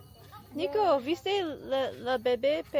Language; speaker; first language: Spanish; non-native, learner; English